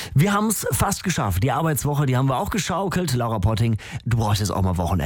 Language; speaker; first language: German; native; German